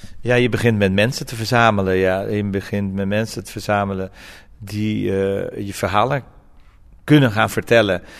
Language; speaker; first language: Dutch; non-native, fluent; Portuguese